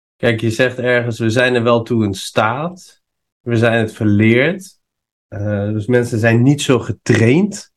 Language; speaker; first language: Dutch; non-native, fluent; Persian